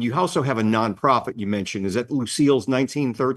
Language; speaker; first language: English; native; English